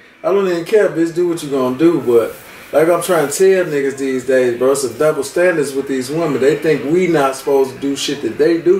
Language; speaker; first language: English; native; English